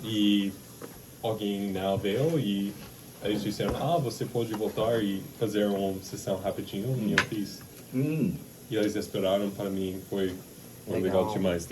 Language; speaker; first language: Portuguese; non-native, fluent; English